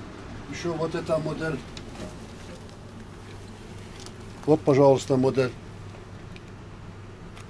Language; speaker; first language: Russian; non-native, learner; Turkish